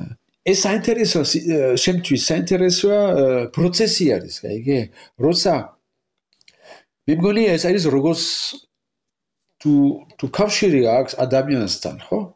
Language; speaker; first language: Georgian; non-native, learner; French